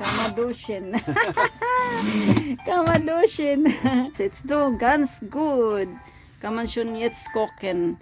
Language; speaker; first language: German; non-native, learner; Filipino